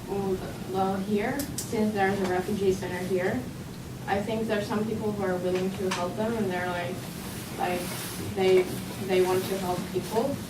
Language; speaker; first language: English; non-native, fluent; Finnish